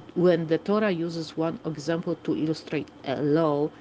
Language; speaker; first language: English; non-native, fluent; Polish